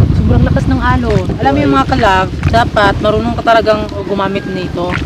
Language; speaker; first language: Filipino; non-native, local second language; Cebuano